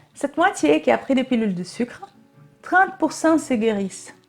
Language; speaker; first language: French; non-native, fluent; Portuguese